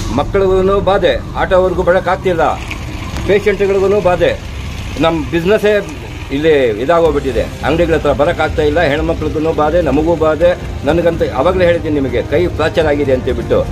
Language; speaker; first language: Kannada; non-native, local second language; Urdu